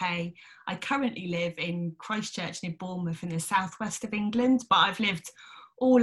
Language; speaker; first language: English; native; English